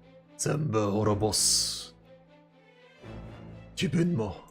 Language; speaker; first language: Japanese; non-native, learner; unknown